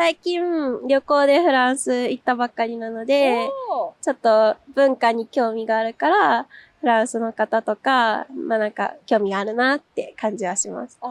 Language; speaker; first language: Japanese; native; Japanese